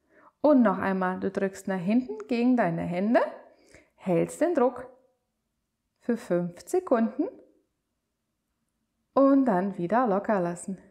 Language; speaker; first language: German; native; German